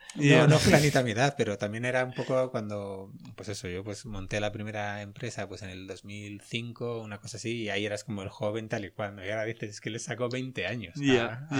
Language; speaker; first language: Spanish; native; Spanish